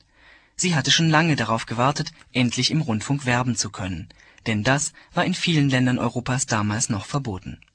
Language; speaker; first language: German; native; German